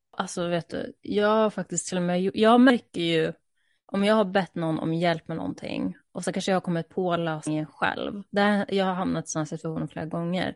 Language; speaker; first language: Swedish; native; Swedish